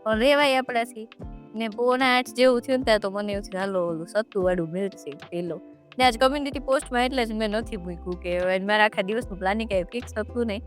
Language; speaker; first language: Gujarati; native; Gujarati